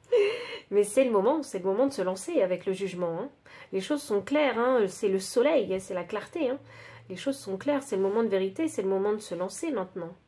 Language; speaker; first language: French; native; French